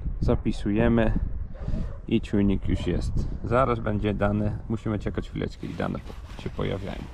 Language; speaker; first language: Polish; non-native, learner; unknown